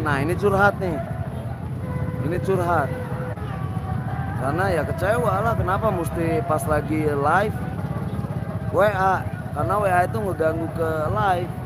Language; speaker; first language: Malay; non-native, local second language; Sundanese